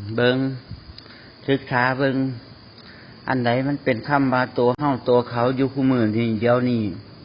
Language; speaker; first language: Thai; native; Thai